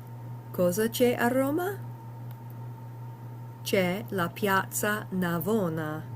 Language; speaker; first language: Italian; non-native, fluent; English